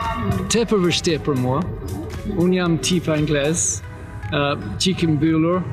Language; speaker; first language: Albanian; non-native, learner; English